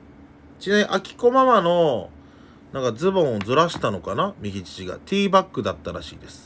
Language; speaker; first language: Japanese; native; Japanese